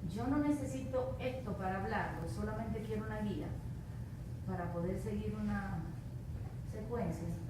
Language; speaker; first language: Spanish; native; Spanish